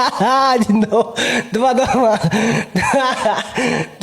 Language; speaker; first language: Russian; non-native, learner; Kyrgyz